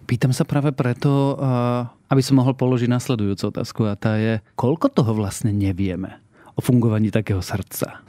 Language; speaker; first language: Slovak; native; Slovak